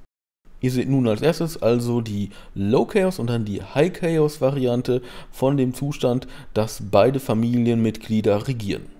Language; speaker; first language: German; native; German